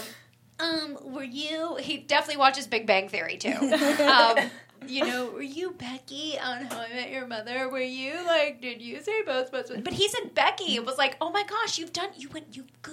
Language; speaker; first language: English; native; English